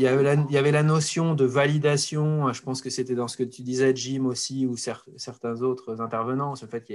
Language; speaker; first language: French; native; French